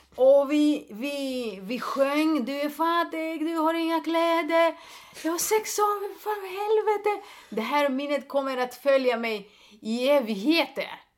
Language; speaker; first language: Swedish; non-native, fluent; Greek